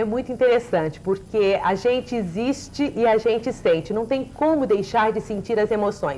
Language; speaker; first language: Portuguese; native; Portuguese